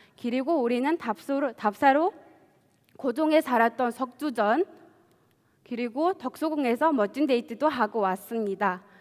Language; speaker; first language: Korean; non-native, fluent; Mongolian